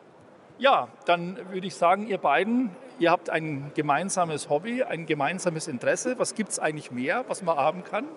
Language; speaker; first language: German; native; German